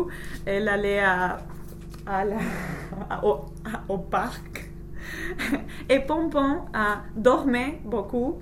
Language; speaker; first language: French; non-native, learner; English